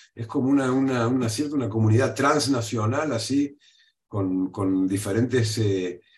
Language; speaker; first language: Spanish; native; Spanish